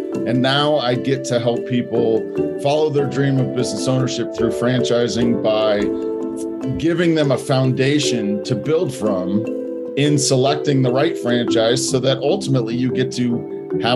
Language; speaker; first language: English; native; English